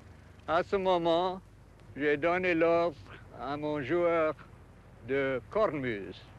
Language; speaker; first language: French; non-native, fluent; English